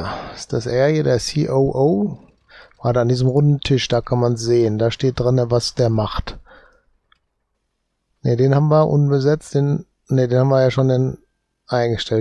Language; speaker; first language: German; native; German